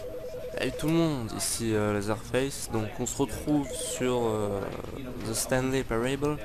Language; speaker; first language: French; native; French